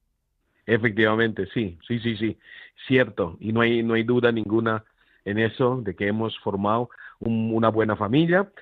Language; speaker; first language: Spanish; non-native, fluent; Filipino